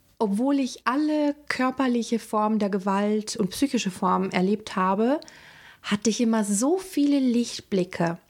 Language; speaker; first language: German; non-native, fluent; Italian